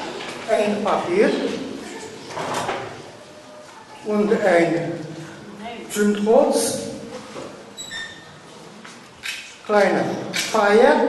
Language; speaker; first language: German; non-native, learner; Hungarian